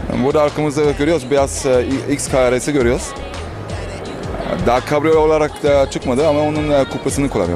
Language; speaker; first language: Turkish; early bilingual, heritage; Turkish